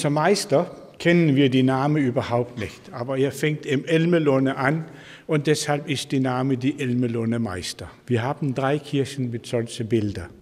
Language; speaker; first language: German; non-native, learner; Danish